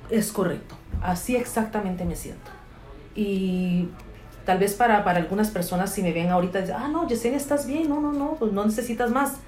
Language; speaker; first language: Spanish; early bilingual, heritage; English